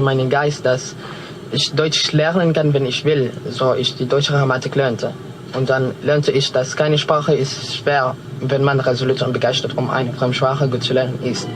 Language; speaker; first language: German; non-native, learner; Filipino